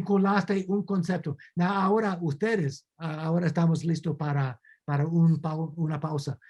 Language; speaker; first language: Spanish; non-native, fluent; English